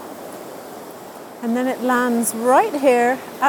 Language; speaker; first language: English; native; English